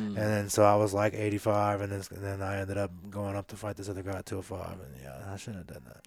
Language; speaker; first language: English; native; English